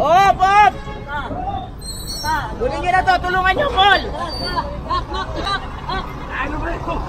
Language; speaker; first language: Filipino; native; Filipino